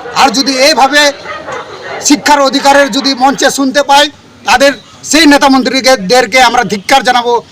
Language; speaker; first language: Bangla; non-native, local second language; Santali